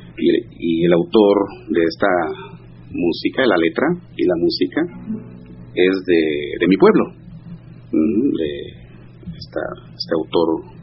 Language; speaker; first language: Spanish; non-native, local second language; Zapotec